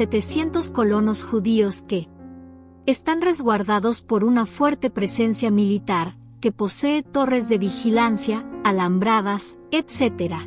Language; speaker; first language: Spanish; native; Spanish